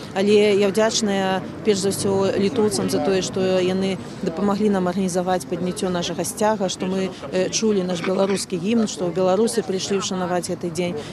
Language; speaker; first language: Belarusian; native; Belarusian